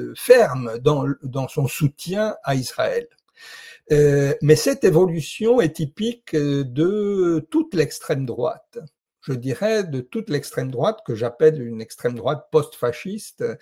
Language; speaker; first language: French; non-native, fluent; Italian